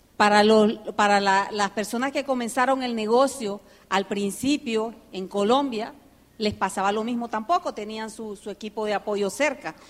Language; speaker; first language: Spanish; early bilingual, heritage; Spanish